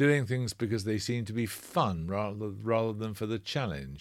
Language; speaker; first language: English; native; English